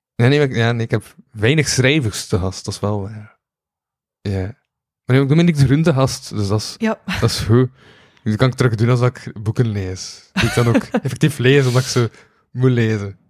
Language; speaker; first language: Dutch; native; Dutch